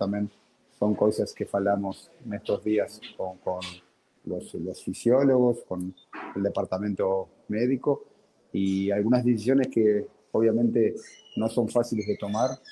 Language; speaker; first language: Portuguese; non-native, fluent; Spanish